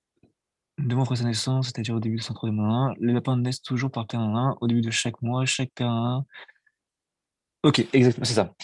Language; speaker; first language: French; native; French